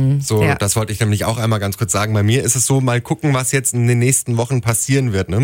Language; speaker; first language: German; native; German